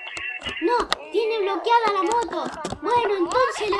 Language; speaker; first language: Spanish; native; Spanish